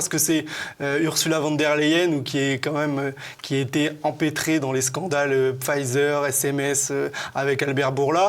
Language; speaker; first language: French; native; French